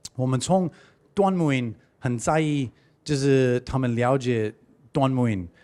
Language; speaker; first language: Chinese; non-native, fluent; English